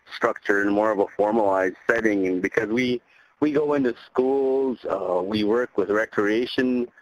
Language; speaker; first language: English; native; English